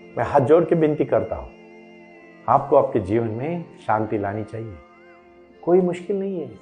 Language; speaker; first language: Hindi; non-native, local second language; Marathi